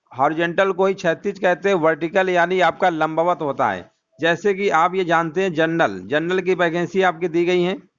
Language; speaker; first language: Hindi; native; Hindi